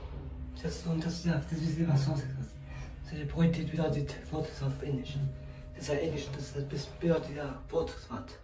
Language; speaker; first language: German; non-native, local second language; Luxembourgish